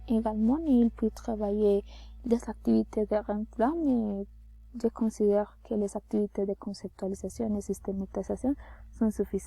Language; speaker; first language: French; non-native, learner; Spanish